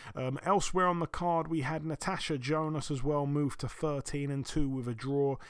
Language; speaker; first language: English; native; English